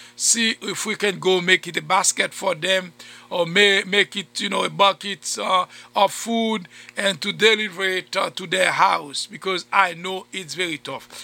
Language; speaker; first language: English; non-native, fluent; Haitian Creole